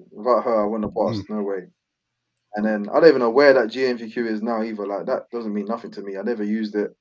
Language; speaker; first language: English; native; English